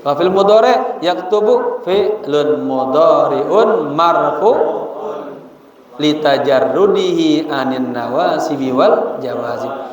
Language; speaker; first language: Arabic; non-native, fluent; Indonesian